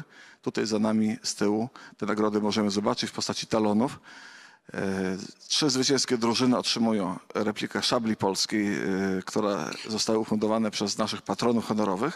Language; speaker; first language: Polish; native; Polish